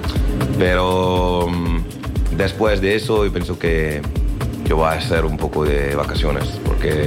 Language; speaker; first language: Spanish; non-native, learner; French